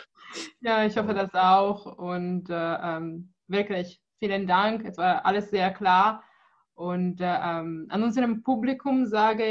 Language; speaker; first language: German; non-native, fluent; Italian